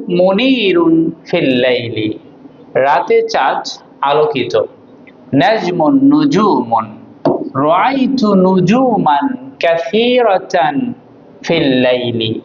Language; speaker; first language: Bangla; native; Bangla